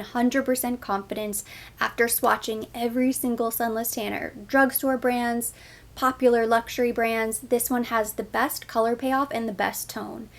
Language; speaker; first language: English; native; English